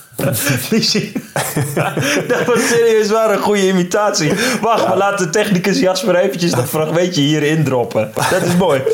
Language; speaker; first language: Dutch; native; Dutch